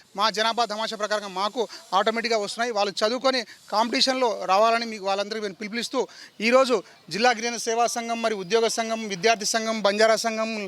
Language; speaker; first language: Telugu; non-native, local second language; Lambadi